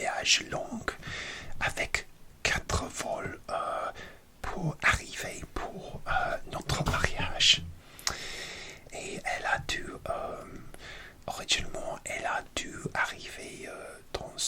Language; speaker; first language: French; non-native, learner; English